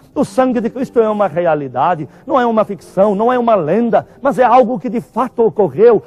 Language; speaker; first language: Portuguese; non-native, fluent; Arabic